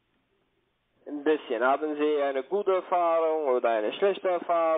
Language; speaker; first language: German; non-native, learner; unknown